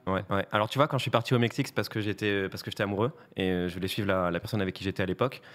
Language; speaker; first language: French; native; French